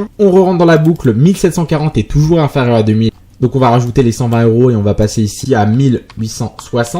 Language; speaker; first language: French; native; French